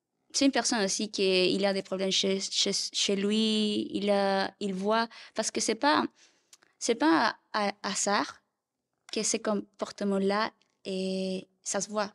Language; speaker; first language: French; non-native, learner; Spanish